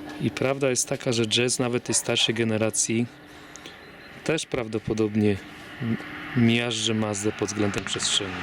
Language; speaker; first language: Polish; native; Polish